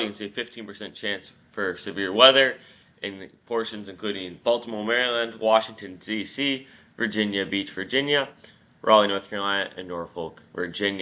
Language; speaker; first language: English; native; English